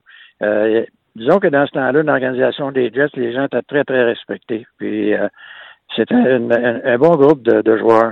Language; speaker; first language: French; native; French